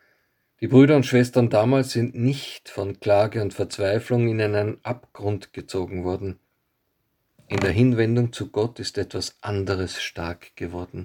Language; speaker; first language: German; native; German